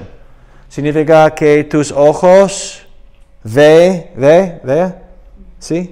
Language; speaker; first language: Spanish; non-native, learner; English